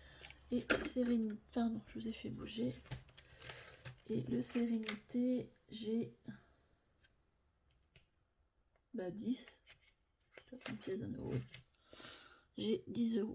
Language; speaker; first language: French; native; French